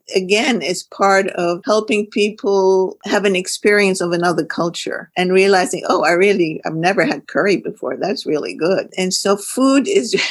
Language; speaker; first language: English; non-native, fluent; Arabic